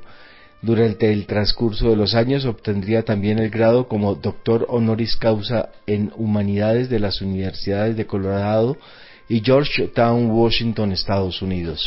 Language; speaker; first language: Spanish; native; Spanish